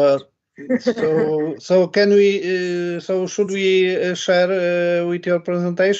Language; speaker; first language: English; non-native, learner; Polish